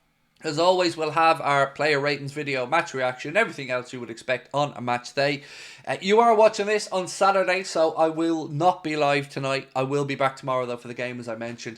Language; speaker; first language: English; native; English